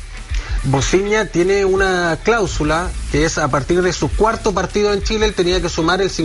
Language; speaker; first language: Spanish; native; Spanish